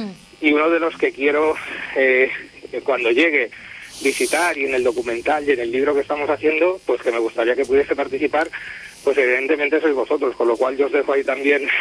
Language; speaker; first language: Spanish; native; Spanish